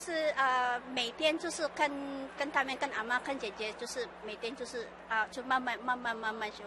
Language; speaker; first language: Chinese; non-native, learner; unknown